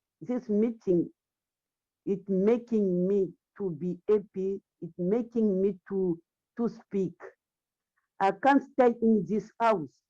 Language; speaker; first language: English; non-native, learner; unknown